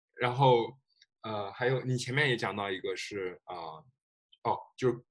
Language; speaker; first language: Chinese; native; Chinese